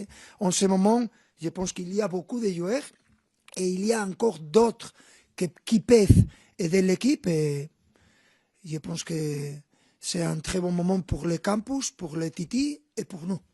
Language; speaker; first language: French; non-native, fluent; Spanish